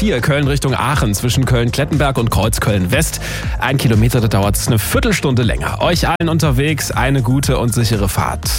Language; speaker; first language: German; native; German